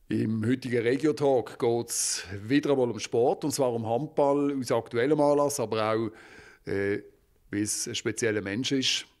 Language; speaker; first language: German; native; German